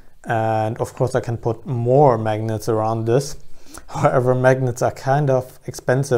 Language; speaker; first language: English; non-native, fluent; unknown